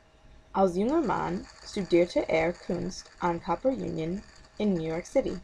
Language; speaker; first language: German; non-native, learner; English